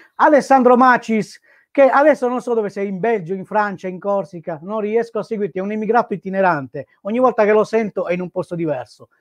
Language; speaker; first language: Italian; native; Italian